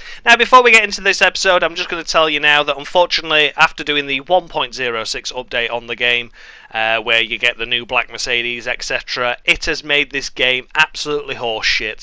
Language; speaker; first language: English; native; English